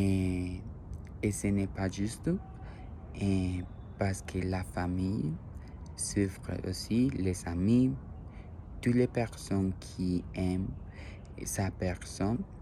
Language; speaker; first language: French; non-native, learner; Spanish